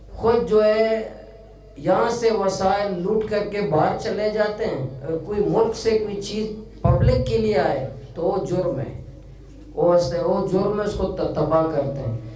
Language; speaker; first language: Urdu; non-native, local second language; Baluchi